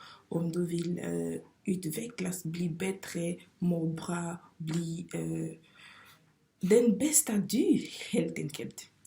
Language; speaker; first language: Swedish; non-native, fluent; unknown